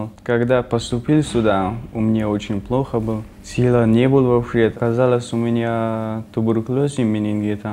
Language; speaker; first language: Russian; non-native, learner; Tajik